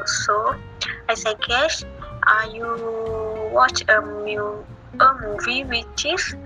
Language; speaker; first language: English; non-native, learner; Malay